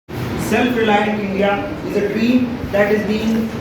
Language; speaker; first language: English; non-native, local second language; Hindi